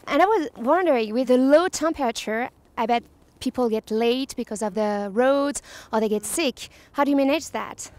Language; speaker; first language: English; non-native, fluent; French